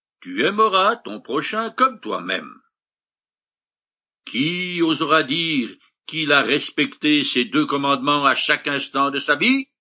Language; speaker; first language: French; native; French